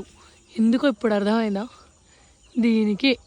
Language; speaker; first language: Telugu; native; Telugu